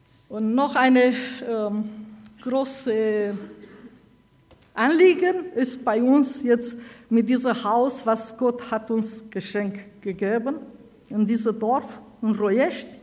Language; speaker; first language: German; non-native, learner; Romanian